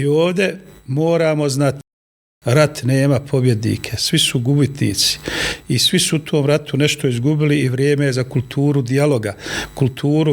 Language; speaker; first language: Bosnian; native; Bosnian